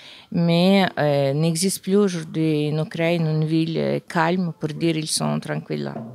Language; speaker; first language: French; non-native, fluent; Ukrainian